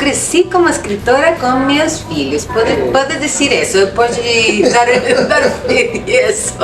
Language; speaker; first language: Portuguese; non-native, local second language; Spanish